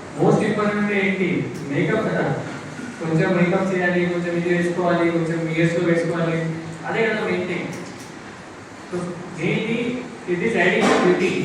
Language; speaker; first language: Telugu; non-native, fluent; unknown